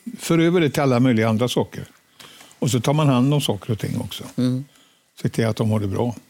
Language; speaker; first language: Swedish; native; Swedish